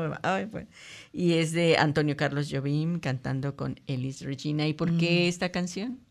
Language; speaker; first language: Spanish; native; Spanish